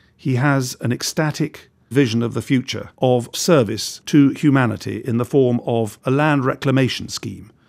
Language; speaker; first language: English; native; English